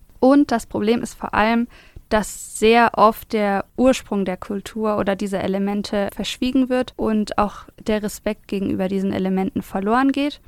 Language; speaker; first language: German; native; German